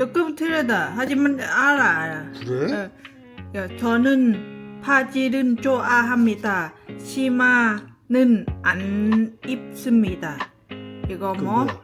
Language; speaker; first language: Korean; non-native, learner; Lao